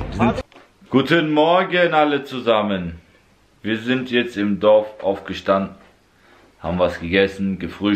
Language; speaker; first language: German; early bilingual, other home language; Turkish